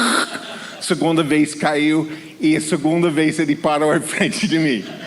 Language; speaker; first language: Portuguese; non-native, fluent; English